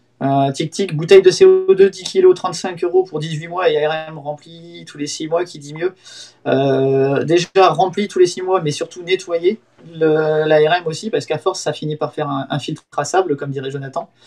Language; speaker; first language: French; native; French